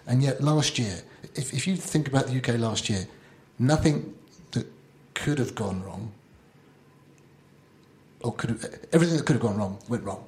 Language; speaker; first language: English; native; English